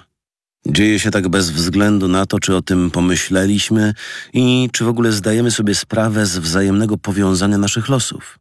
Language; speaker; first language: Polish; native; Polish